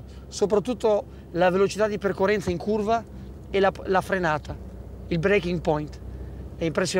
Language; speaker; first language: Italian; native; Italian